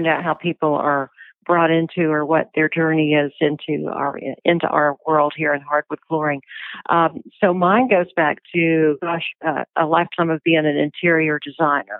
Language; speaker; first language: English; native; English